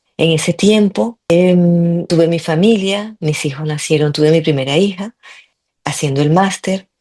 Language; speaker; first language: Spanish; native; Spanish